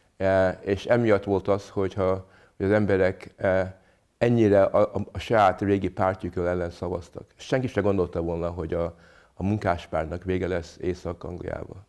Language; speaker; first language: Hungarian; early bilingual, other home language; English